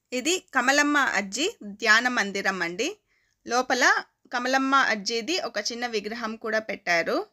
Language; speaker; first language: Telugu; non-native, local second language; Kannada